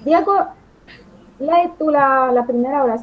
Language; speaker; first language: Spanish; non-native, fluent; Romanian